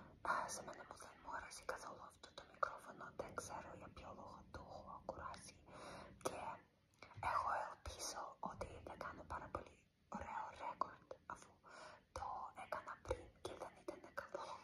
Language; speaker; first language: Greek; non-native, learner; Ukrainian